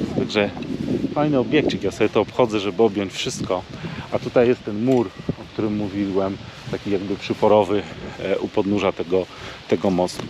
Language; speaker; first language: Polish; native; Polish